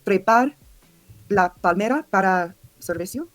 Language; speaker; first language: Spanish; non-native, learner; English